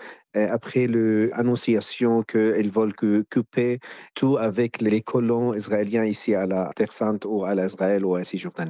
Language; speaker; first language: French; non-native, local second language; Arabic